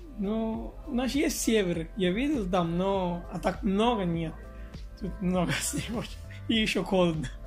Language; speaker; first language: Russian; non-native, learner; Hindi